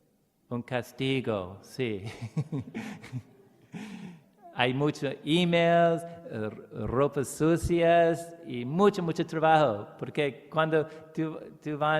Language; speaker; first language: Spanish; non-native, learner; English